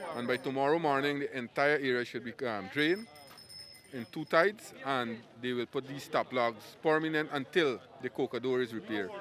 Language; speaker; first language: English; native; English